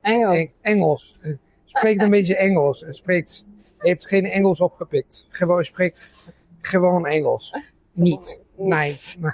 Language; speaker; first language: Dutch; non-native, fluent; Italian